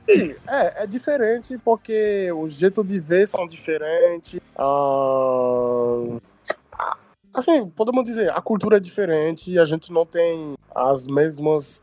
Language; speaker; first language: Portuguese; non-native, fluent; Yoruba